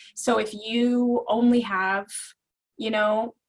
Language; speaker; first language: English; native; English